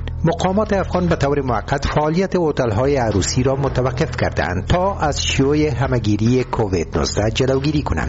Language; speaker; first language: Persian; native; Persian